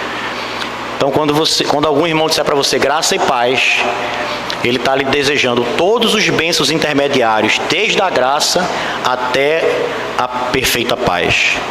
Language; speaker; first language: Portuguese; native; Portuguese